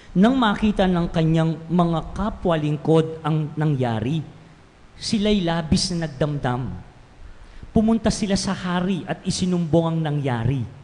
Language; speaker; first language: Filipino; non-native, local second language; Pampanga